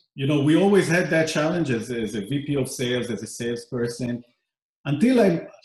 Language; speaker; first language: English; non-native, fluent; Hebrew